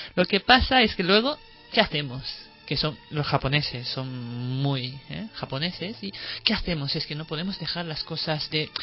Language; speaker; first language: Spanish; non-native, fluent; Japanese